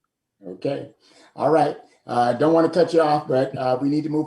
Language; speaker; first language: English; native; English